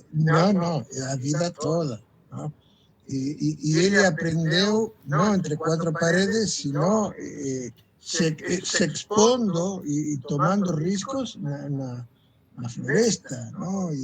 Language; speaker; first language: Portuguese; non-native, fluent; Spanish